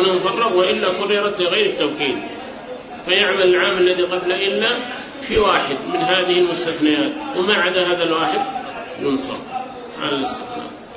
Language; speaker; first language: Arabic; native; Arabic